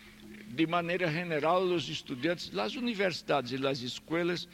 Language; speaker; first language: Spanish; non-native, fluent; Portuguese